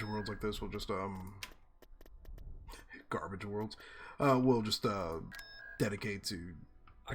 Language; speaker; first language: English; native; English